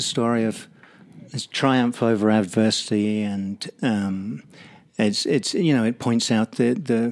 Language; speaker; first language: English; native; English